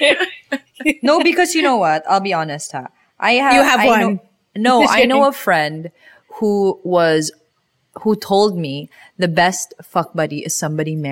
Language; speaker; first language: English; non-native, local second language; Filipino